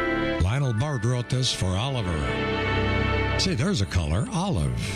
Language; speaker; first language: English; native; English